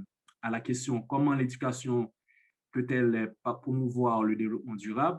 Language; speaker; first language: French; non-native, local second language; Haitian Creole